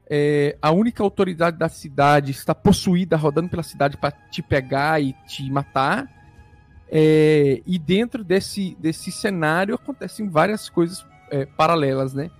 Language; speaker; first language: Portuguese; early bilingual, other home language; Italian